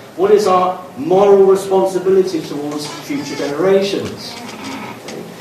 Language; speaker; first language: English; native; English